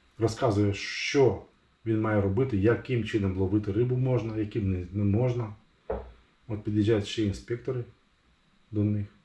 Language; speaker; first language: Ukrainian; non-native, local second language; Russian